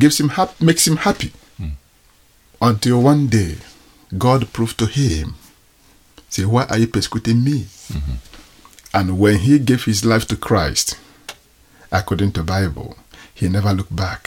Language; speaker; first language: English; non-native, local second language; Igbo